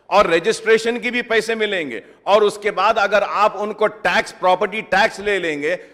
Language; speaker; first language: Hindi; non-native, local second language; Urdu